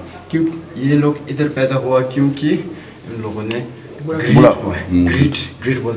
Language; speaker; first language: Hindi; non-native, learner; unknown